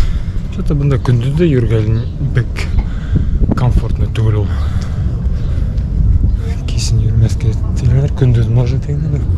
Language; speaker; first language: Turkish; non-native, learner; Bashkir